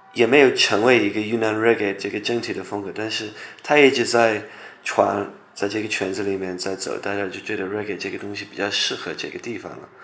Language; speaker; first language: Chinese; non-native, fluent; English